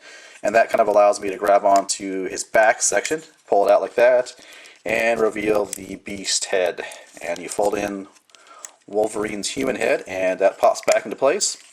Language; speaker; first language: English; native; English